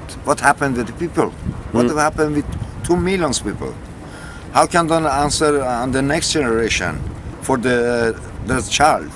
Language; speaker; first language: English; non-native, learner; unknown